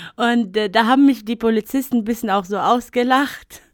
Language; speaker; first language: German; non-native, fluent; Arabic